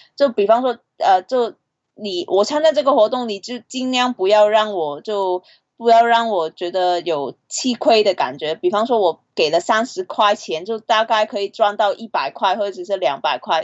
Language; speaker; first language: Chinese; non-native, fluent; Cantonese